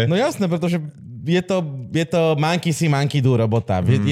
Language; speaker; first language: Slovak; native; Slovak